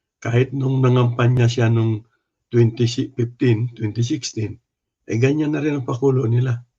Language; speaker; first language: Filipino; non-native, local second language; Cebuano